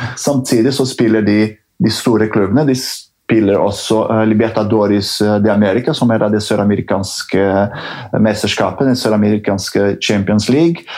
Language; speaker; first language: Norwegian; non-native, fluent; Portuguese